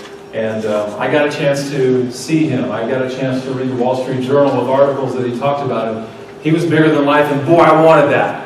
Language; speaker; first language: English; native; English